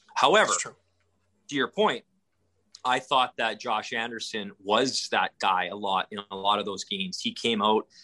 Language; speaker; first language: English; native; English